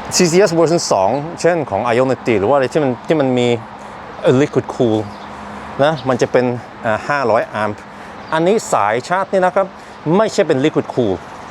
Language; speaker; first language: Thai; non-native, fluent; Norwegian